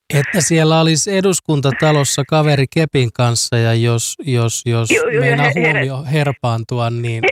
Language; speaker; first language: Finnish; native; Finnish